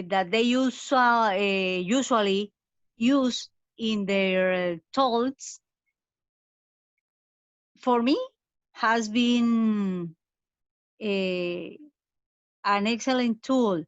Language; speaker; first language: English; non-native, fluent; Spanish